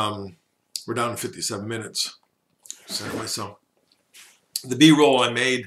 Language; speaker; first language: English; native; English